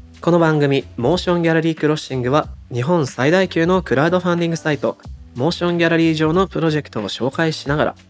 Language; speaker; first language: Japanese; native; Japanese